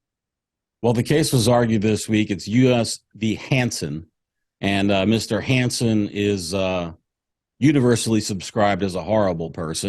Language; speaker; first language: English; native; English